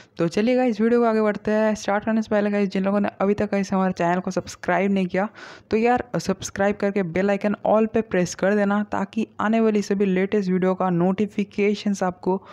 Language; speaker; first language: Hindi; non-native, local second language; Bangla